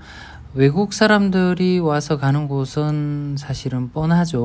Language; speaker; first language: Korean; native; Korean